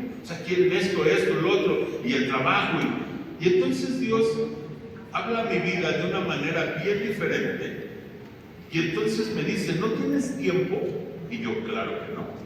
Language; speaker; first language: Spanish; native; Spanish